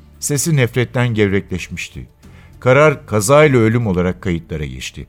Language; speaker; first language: Turkish; native; Turkish